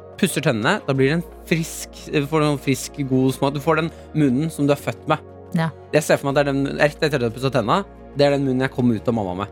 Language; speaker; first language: Norwegian; native; Norwegian